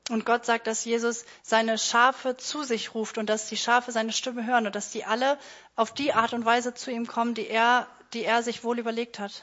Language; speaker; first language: German; native; German